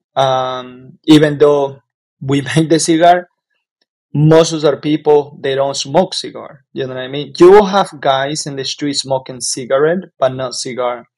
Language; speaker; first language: English; non-native, fluent; Spanish